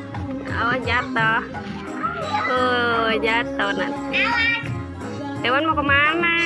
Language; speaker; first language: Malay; non-native, local second language; Sundanese